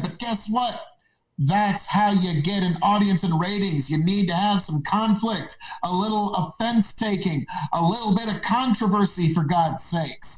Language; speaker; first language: English; native; English